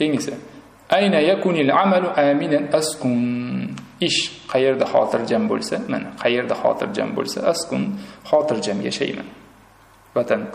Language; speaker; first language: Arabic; non-native, fluent; Uzbek